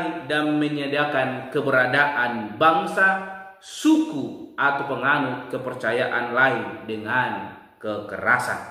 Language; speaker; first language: Indonesian; native; Indonesian